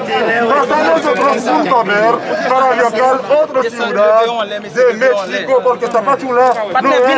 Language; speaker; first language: Spanish; non-native, learner; Haitian Creole